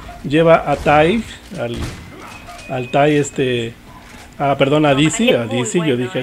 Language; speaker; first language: Spanish; native; Spanish